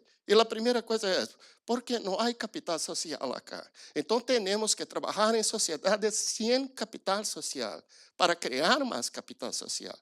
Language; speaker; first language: Spanish; non-native, learner; Portuguese